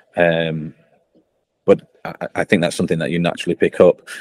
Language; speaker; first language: English; native; English